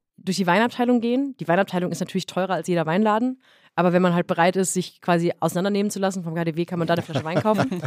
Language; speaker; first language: German; native; German